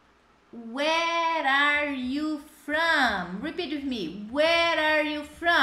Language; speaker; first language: English; non-native, fluent; Portuguese